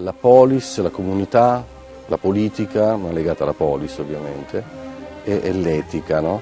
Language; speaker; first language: Italian; native; Italian